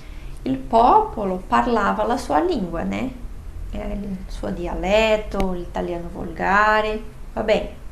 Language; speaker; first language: Italian; non-native, fluent; Portuguese